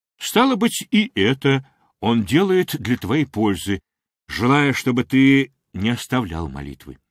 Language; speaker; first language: Russian; non-native, local second language; Armenian